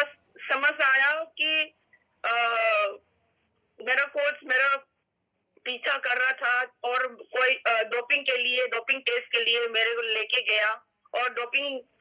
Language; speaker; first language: Hindi; non-native, local second language; Manipuri